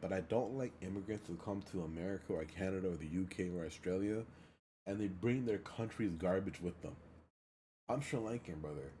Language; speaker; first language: English; early bilingual, other home language; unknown